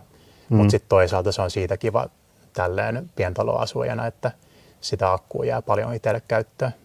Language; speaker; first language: Finnish; native; Finnish